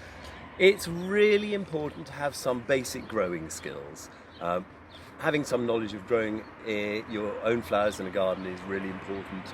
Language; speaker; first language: English; native; English